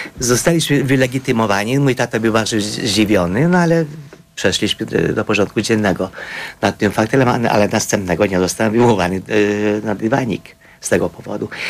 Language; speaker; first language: Polish; non-native, fluent; Hungarian